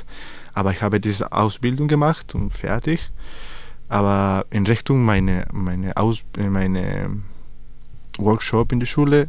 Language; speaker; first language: German; non-native, learner; Spanish